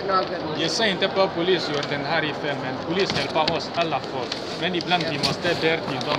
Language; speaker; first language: Swedish; non-native, learner; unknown